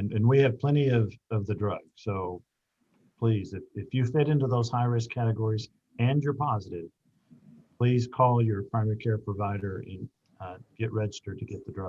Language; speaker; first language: English; native; English